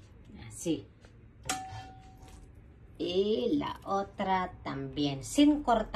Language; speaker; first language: Spanish; non-native, fluent; Filipino